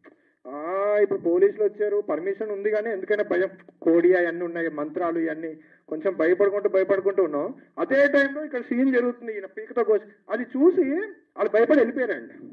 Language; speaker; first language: Telugu; native; Telugu